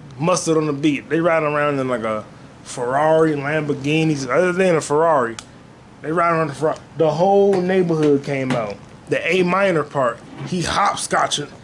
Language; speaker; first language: English; native; English